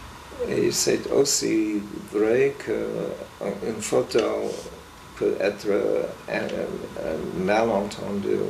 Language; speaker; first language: French; non-native, fluent; English